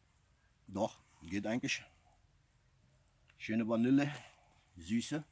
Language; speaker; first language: German; non-native, fluent; English